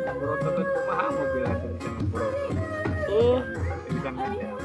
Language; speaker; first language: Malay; non-native, local second language; Sundanese